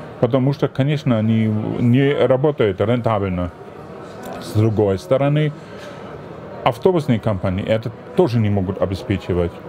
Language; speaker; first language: Russian; non-native, fluent; German